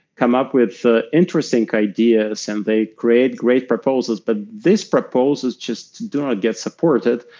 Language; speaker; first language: English; non-native, fluent; Russian